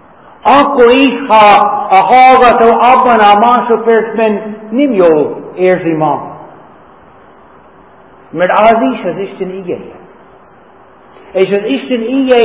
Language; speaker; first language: Hungarian; non-native, learner; English